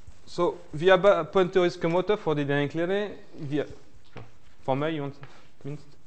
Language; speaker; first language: Norwegian; non-native, fluent; French